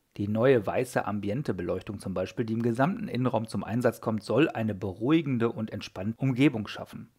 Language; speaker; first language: German; native; German